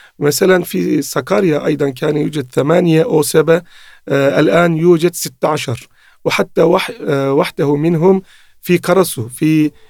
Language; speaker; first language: Arabic; non-native, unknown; Turkish